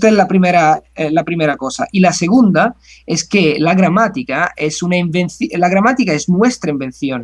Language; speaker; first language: Spanish; non-native, fluent; Italian